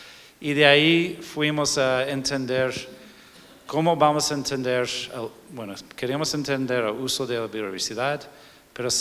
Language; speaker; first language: Spanish; non-native, fluent; English